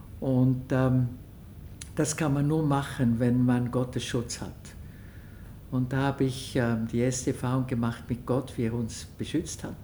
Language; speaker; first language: German; non-native, local second language; French